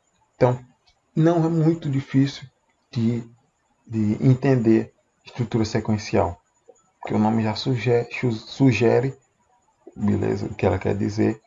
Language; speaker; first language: Portuguese; native; Portuguese